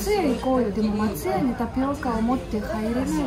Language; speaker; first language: Japanese; non-native, fluent; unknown